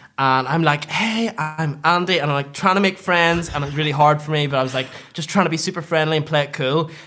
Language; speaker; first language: English; native; English